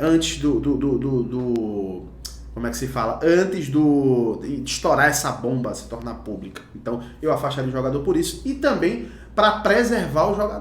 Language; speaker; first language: Portuguese; native; Portuguese